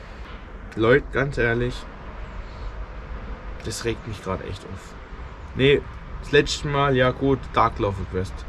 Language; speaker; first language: German; native; German